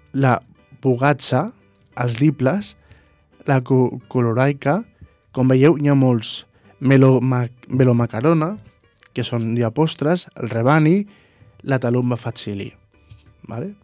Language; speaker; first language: Catalan; native; Catalan